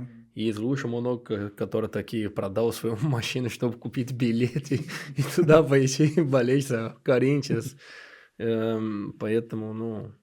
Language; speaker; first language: Russian; non-native, learner; Portuguese